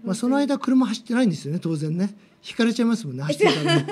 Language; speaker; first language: Japanese; native; Japanese